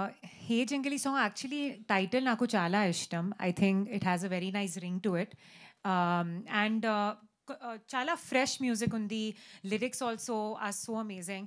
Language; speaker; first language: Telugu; non-native, learner; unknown